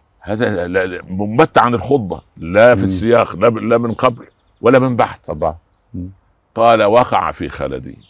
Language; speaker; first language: Arabic; native; Arabic